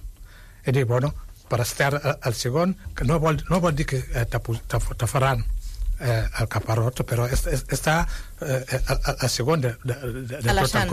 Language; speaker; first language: Catalan; non-native, fluent; Wolof